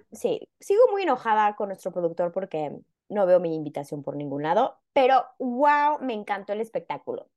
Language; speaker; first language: Spanish; native; Spanish